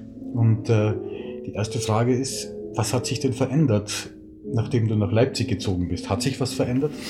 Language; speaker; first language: German; native; German